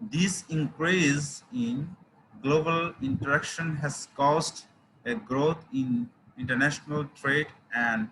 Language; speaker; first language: English; non-native, local second language; Bangla